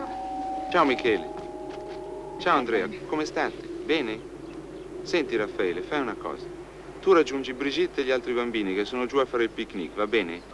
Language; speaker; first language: Italian; native; Italian